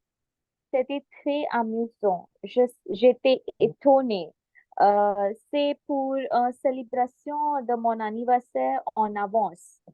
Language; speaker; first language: French; non-native, learner; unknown